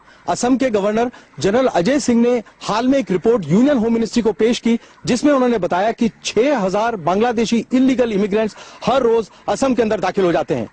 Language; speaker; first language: Hindi; native; Hindi